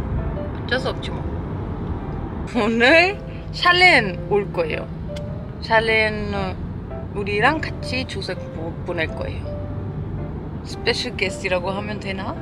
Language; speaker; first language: Korean; non-native, fluent; German